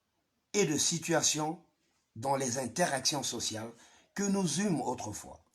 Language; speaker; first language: French; non-native, local second language; Lingala